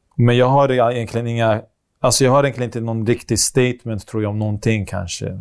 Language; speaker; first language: Swedish; early bilingual, other home language; Greek